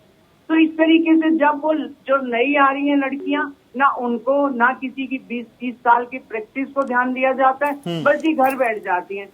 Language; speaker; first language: Hindi; native; Hindi